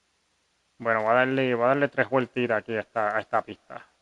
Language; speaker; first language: Spanish; early bilingual, heritage; Spanish